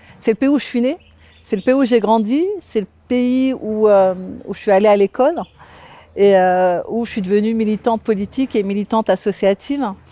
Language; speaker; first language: French; native; French